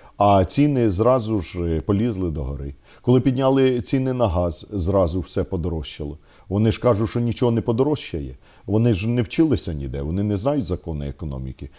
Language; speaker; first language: Ukrainian; native; Ukrainian